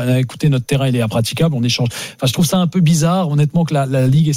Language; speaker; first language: French; native; French